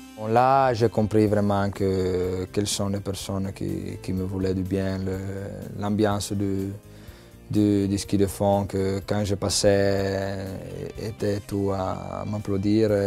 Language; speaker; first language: French; non-native, local second language; Italian